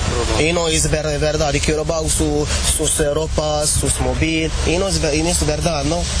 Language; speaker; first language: Spanish; non-native, learner; Arabic